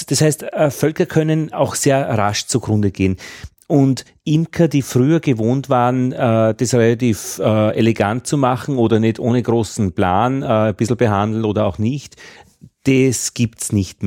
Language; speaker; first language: German; native; German